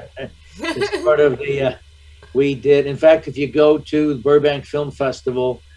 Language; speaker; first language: English; native; English